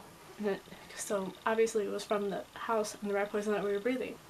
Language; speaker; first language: English; native; English